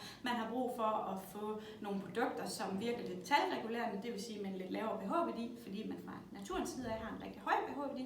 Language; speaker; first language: Danish; native; Danish